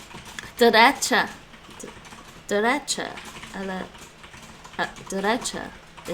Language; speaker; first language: Spanish; non-native, learner; English